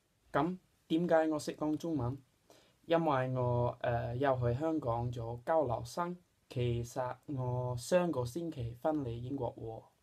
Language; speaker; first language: Cantonese; non-native, fluent; English